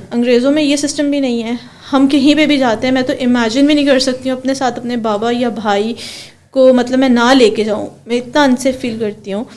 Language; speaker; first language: Urdu; early bilingual, heritage; Urdu